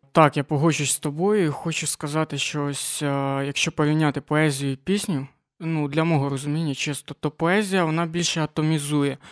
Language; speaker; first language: Ukrainian; non-native, local second language; Russian